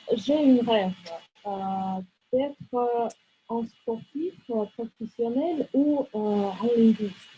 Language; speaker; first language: French; non-native, fluent; Russian